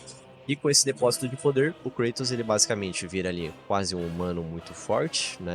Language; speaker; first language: Portuguese; native; Portuguese